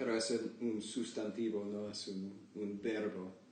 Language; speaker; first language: Spanish; non-native, learner; English